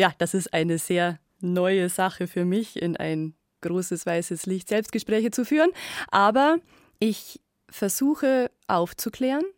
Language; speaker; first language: German; native; German